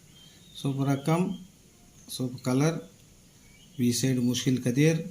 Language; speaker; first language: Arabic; non-native, learner; Tamil